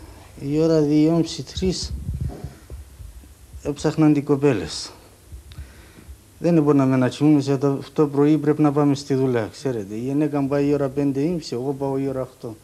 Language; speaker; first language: Greek; non-native, learner; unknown